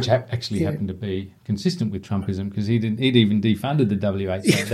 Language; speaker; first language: English; native; English